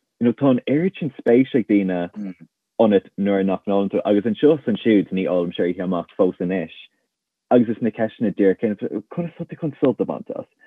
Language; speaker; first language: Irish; non-native, local second language; English